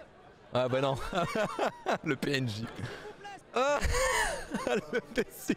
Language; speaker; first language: French; native; French